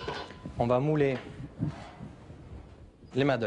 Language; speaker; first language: French; native; French